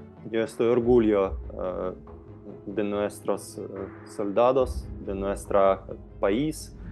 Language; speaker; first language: Spanish; non-native, fluent; Ukrainian